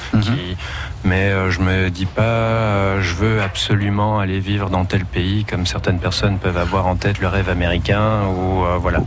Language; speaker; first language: French; native; French